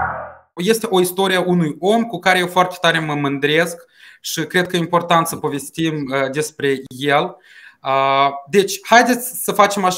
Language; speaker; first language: Romanian; non-native, local second language; Russian